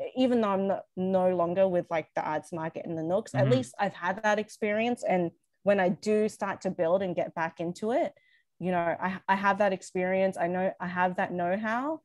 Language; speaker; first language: English; native; English